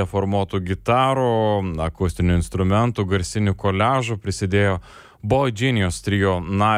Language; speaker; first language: Lithuanian; native; Lithuanian